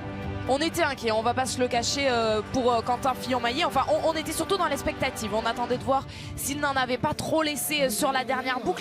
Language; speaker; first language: French; native; French